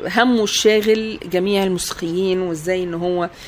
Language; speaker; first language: Arabic; native; Arabic